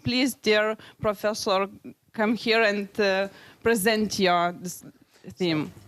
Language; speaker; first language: English; non-native, learner; Lithuanian